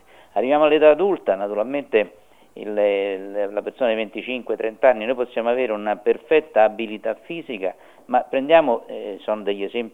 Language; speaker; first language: Italian; native; Italian